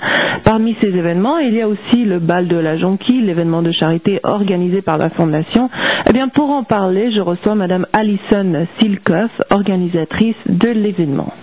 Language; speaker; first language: French; native; French